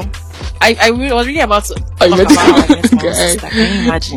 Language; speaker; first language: English; non-native, local second language; Igbo